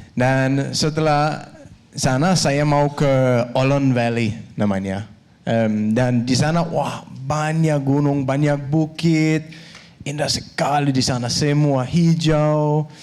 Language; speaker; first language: Indonesian; non-native, fluent; Danish